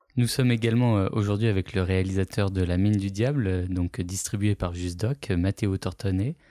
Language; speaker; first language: French; native; French